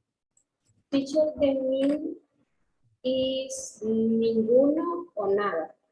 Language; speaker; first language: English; non-native, learner; Spanish